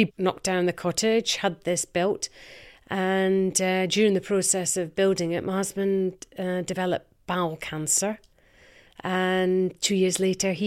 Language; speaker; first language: English; native; English